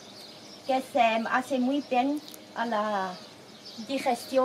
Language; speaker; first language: Spanish; non-native, learner; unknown